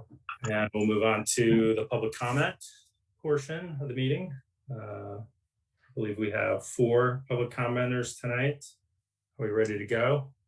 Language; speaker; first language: English; native; English